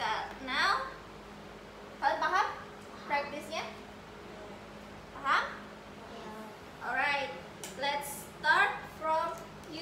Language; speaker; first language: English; non-native, learner; Indonesian